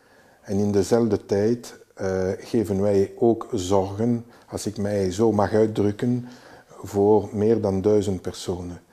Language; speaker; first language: Dutch; non-native, local second language; French